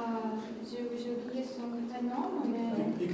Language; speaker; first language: French; non-native, learner; Russian